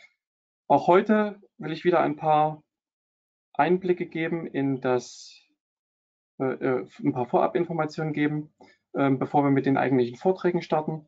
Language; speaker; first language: German; native; German